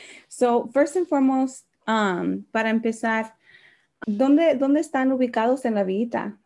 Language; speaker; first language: Spanish; early bilingual, heritage; Spanish